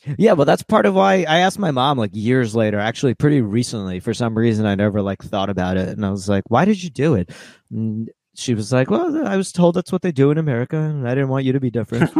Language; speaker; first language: English; early bilingual, other home language; Russian